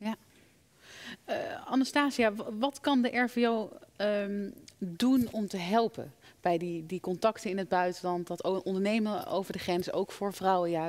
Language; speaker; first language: Dutch; native; Dutch